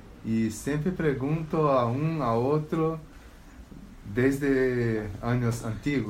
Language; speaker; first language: Spanish; non-native, learner; Portuguese